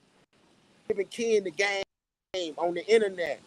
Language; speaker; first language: English; native; English